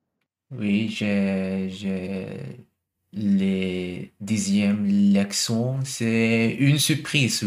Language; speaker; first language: French; non-native, learner; German